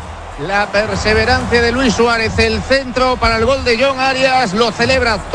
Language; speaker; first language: Spanish; native; Spanish